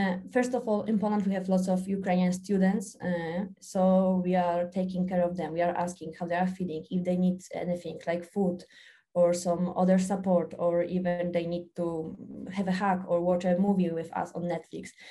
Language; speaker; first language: English; non-native, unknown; Polish